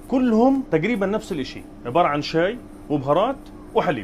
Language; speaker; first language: Arabic; native; Arabic